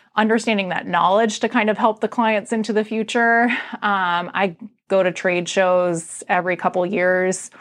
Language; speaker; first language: English; native; English